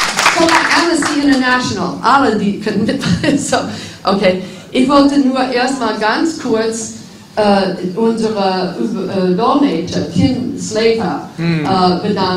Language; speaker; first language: German; non-native, fluent; English